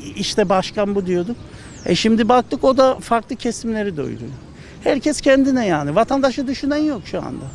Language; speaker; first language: Turkish; native; Turkish